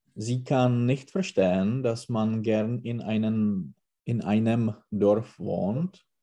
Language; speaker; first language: German; non-native, learner; Czech